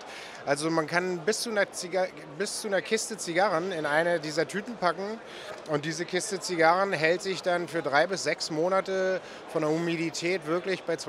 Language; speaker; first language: German; native; German